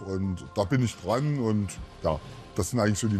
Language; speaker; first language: German; native; German